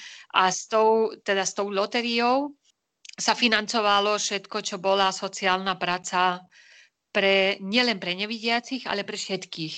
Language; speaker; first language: Slovak; non-native, fluent; Spanish